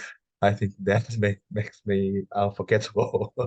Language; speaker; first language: English; non-native, learner; Chinese